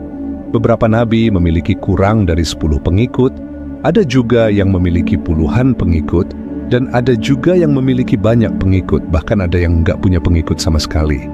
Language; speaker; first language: Indonesian; native; Indonesian